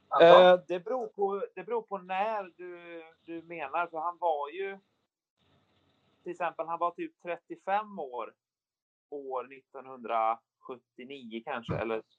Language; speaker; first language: Swedish; native; Swedish